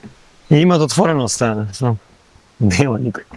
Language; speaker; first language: Macedonian; native; Macedonian